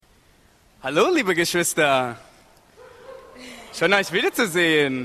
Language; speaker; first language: German; non-native, learner; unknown